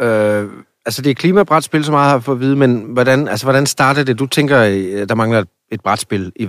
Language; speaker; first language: Danish; native; Danish